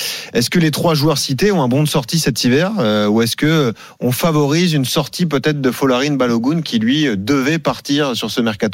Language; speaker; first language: French; native; French